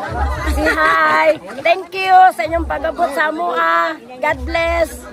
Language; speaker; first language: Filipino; non-native, local second language; Cebuano